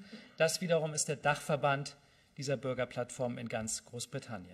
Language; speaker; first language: German; native; German